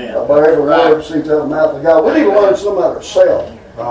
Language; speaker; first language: English; native; English